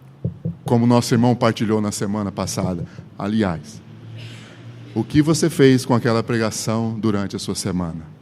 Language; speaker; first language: Portuguese; native; Portuguese